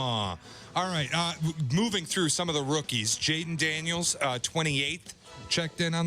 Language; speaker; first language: English; native; English